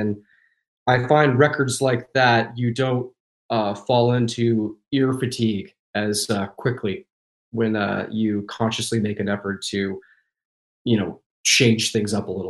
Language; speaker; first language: English; native; English